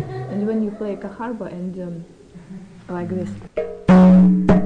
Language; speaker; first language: English; non-native, learner; Russian